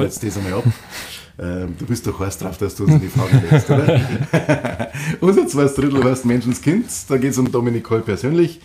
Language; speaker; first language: German; native; German